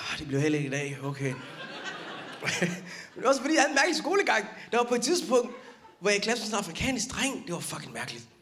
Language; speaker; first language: Danish; early bilingual, other home language; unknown